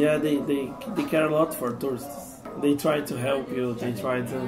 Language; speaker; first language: English; non-native, fluent; Portuguese